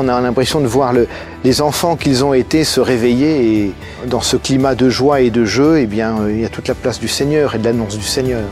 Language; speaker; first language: French; native; French